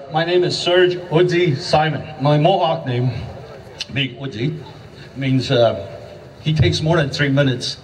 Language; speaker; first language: English; native; English